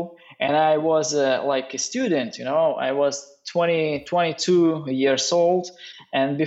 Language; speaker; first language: English; non-native, learner; Russian